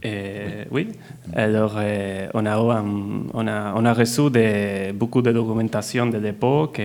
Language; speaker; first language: French; non-native, fluent; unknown